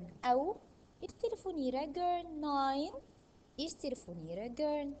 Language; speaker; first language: German; non-native, fluent; Arabic